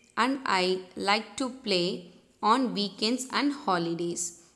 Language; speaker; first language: English; non-native, local second language; Tamil